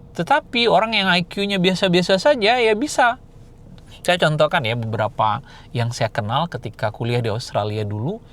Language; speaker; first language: Indonesian; non-native, local second language; Minangkabau